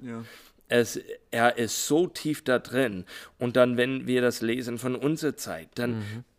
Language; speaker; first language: German; non-native, learner; English